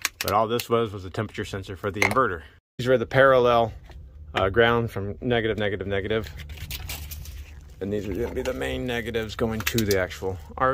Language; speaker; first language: English; native; English